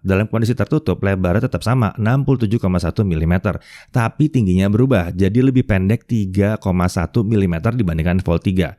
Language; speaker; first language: Indonesian; native; Indonesian